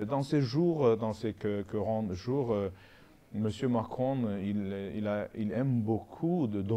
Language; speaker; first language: French; non-native, learner; Azerbaijani